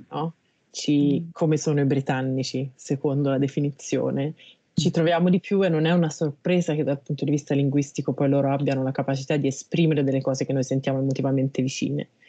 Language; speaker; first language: Italian; native; Italian